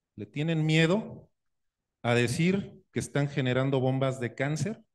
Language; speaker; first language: Spanish; native; Spanish